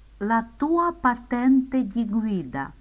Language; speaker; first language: Italian; non-native, fluent; Ukrainian